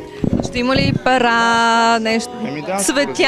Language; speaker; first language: Bulgarian; native; Bulgarian